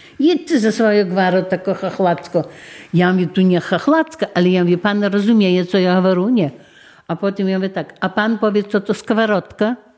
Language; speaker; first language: Polish; non-native, local second language; Belarusian